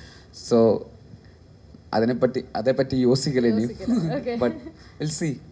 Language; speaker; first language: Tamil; non-native, learner; Malayalam